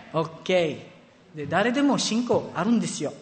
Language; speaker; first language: Japanese; non-native, fluent; Filipino